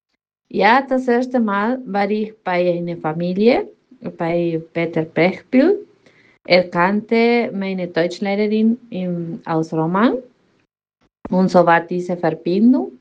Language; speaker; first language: German; non-native, learner; Spanish